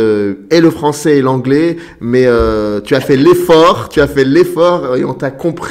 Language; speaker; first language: French; native; French